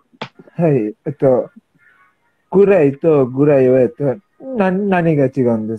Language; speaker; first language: Japanese; non-native, learner; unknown